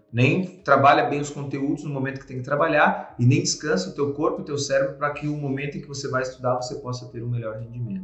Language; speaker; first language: Portuguese; native; Portuguese